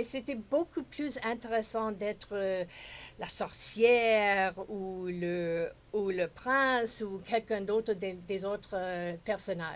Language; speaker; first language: French; non-native, fluent; English